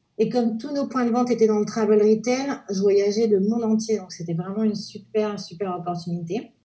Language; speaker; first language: French; native; French